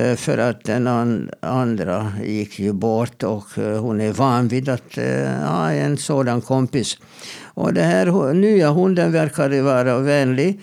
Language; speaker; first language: Swedish; non-native, fluent; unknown